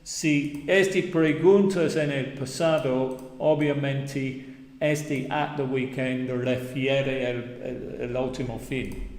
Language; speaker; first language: Spanish; non-native, fluent; English